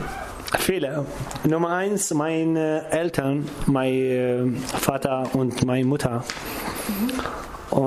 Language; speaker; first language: German; non-native, learner; Kurdish